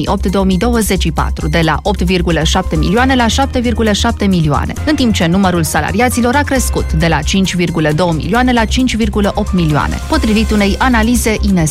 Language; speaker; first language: Romanian; native; Romanian